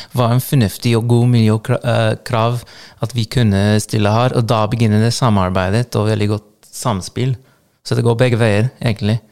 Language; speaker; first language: Norwegian; non-native, fluent; English